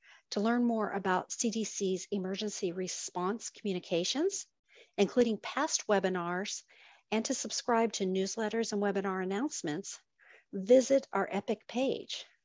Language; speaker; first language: English; native; English